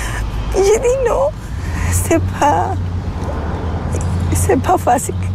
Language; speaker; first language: French; non-native, learner; Spanish